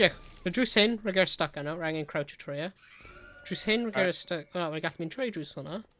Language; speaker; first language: Welsh; native; Welsh